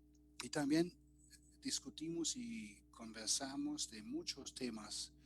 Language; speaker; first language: Spanish; non-native, fluent; German